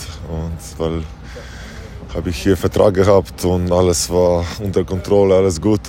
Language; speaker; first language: German; non-native, learner; Slovenian